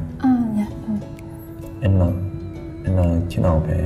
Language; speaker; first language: Vietnamese; non-native, learner; Korean